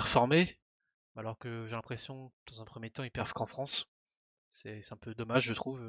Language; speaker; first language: French; native; French